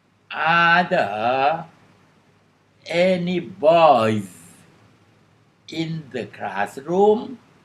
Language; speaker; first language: English; non-native, fluent; Thai